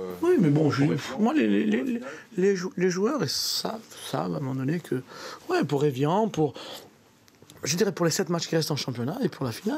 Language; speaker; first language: French; native; French